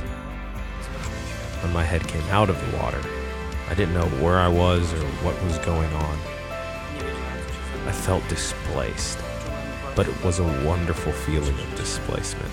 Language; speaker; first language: English; non-native, fluent; Polish